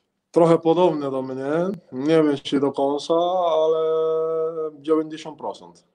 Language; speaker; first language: Polish; non-native, learner; Spanish